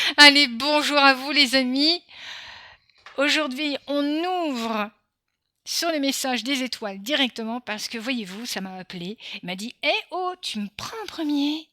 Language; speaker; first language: French; early bilingual, other home language; Portuguese